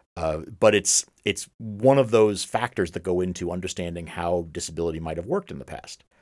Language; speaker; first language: English; native; English